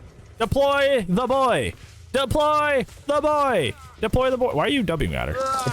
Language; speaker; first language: English; native; English